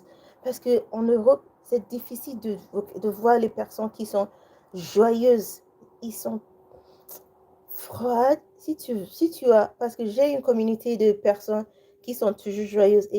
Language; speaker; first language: French; non-native, learner; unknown